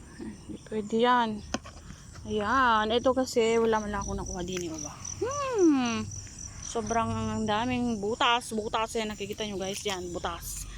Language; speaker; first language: Filipino; non-native, local second language; Iloko